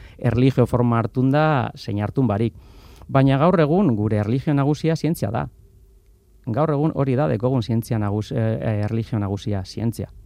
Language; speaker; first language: Basque; native; Basque